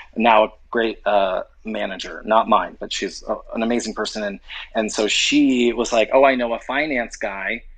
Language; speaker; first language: English; native; English